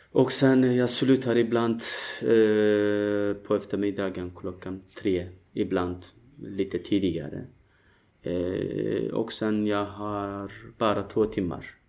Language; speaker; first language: Swedish; non-native, learner; Turkish